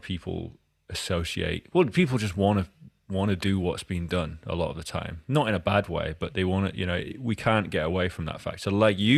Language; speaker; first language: English; native; English